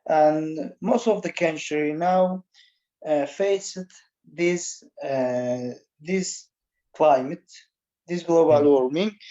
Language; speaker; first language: English; non-native, learner; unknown